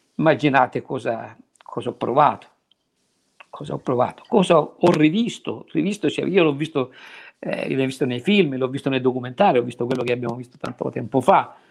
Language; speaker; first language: Italian; native; Italian